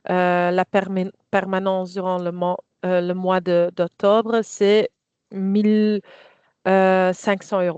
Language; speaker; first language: French; non-native, fluent; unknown